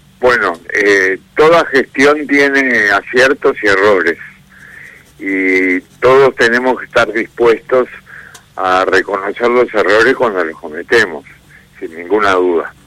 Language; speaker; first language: Spanish; native; Spanish